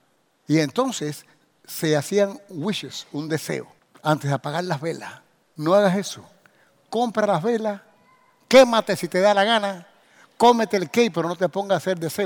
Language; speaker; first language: Spanish; native; Spanish